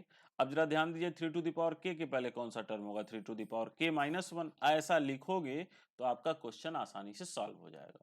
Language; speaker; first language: Hindi; native; Hindi